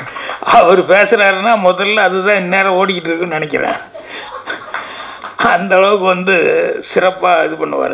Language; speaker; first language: Tamil; native; Tamil